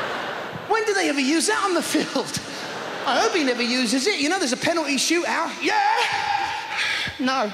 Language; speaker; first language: English; native; English